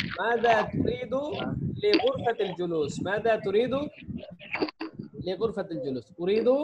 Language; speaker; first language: Arabic; non-native, fluent; Bangla